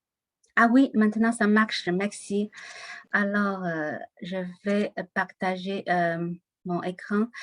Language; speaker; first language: French; non-native, learner; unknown